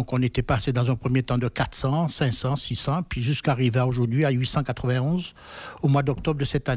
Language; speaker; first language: French; native; French